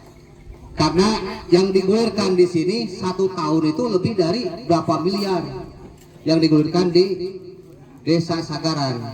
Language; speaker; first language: Indonesian; non-native, local second language; Sundanese